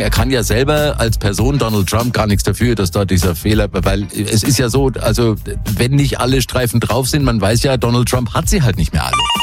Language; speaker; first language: German; native; German